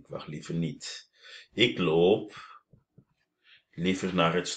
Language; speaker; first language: Dutch; non-native, fluent; Turkish